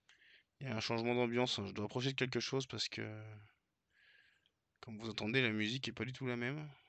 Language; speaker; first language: French; native; French